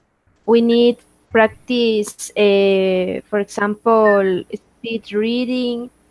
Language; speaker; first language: English; non-native, learner; Spanish